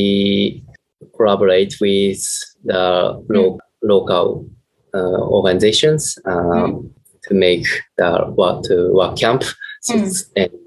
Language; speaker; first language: English; non-native, learner; Japanese